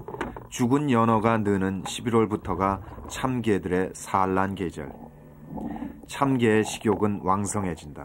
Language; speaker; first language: Korean; native; Korean